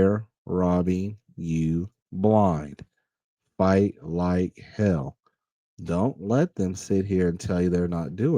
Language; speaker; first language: English; native; English